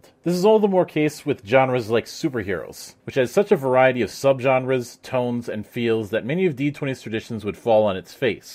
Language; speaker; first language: English; native; English